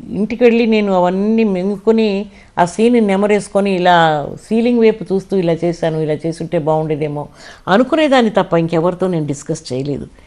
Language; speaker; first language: Telugu; non-native, local second language; English